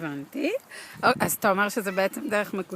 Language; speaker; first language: Hebrew; native; Hebrew